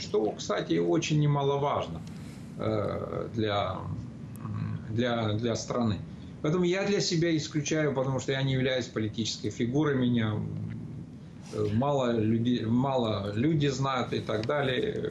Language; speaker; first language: Russian; non-native, local second language; Romanian